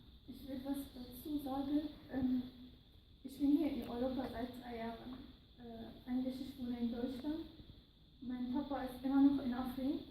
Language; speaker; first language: German; non-native, learner; Kurdish